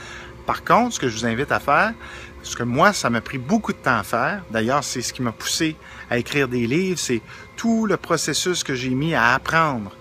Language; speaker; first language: French; native; French